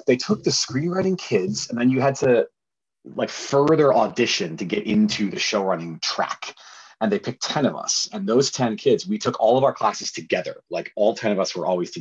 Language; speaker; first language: English; native; English